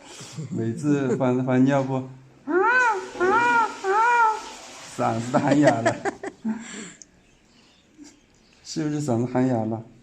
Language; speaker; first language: Chinese; native; Chinese